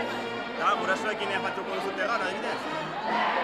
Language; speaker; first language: Basque; native; Basque